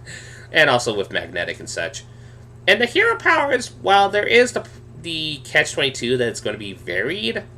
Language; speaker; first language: English; native; English